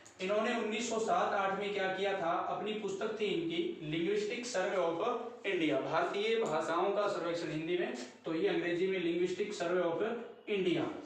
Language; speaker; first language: Hindi; native; Hindi